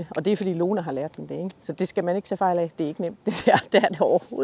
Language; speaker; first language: Danish; native; Danish